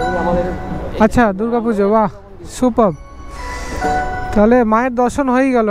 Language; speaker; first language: Hindi; native; Hindi